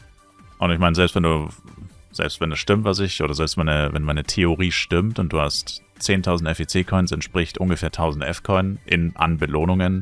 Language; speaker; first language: German; native; German